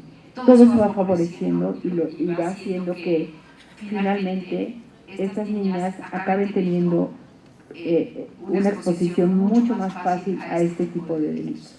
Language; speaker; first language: Spanish; native; Spanish